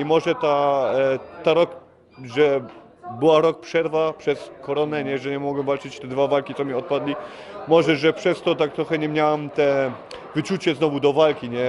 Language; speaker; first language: Polish; early bilingual, heritage; Polish